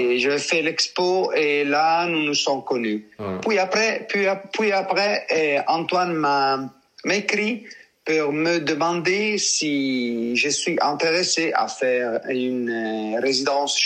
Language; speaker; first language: French; non-native, learner; Italian